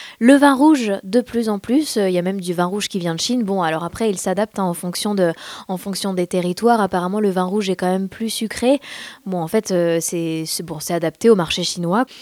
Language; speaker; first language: French; native; French